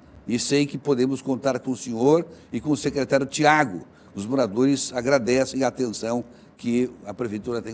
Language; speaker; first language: Portuguese; native; Portuguese